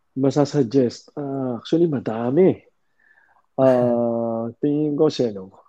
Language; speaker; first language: Filipino; native; Filipino